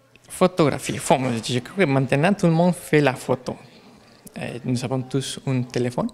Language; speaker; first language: French; non-native, learner; Spanish